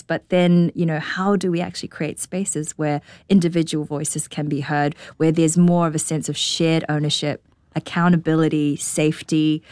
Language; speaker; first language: English; native; English